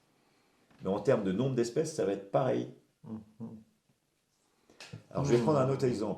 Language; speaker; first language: French; native; French